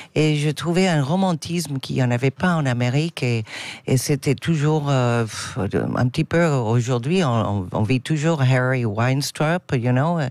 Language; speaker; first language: French; non-native, fluent; English